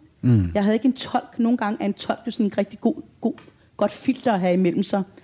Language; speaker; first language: Danish; early bilingual, other home language; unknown